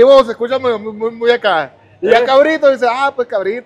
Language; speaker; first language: Spanish; native; Spanish